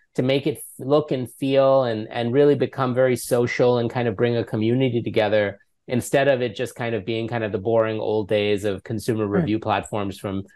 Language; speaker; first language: English; native; English